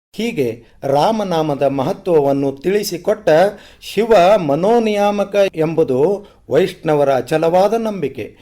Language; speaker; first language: Kannada; native; Kannada